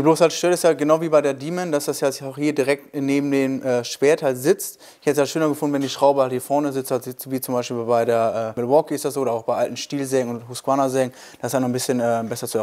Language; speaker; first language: German; native; German